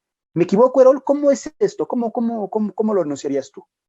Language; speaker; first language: Spanish; native; Spanish